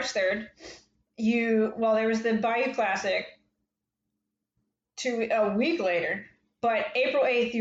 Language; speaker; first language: English; native; English